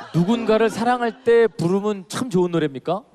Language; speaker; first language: Korean; native; Korean